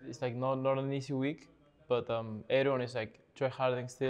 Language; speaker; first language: English; non-native, fluent; Spanish